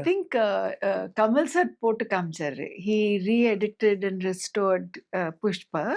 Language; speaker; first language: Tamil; non-native, local second language; English